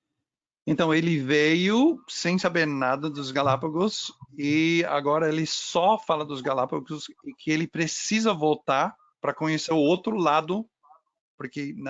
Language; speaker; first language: Portuguese; non-native, fluent; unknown